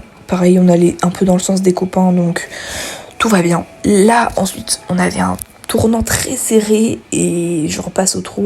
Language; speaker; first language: French; native; French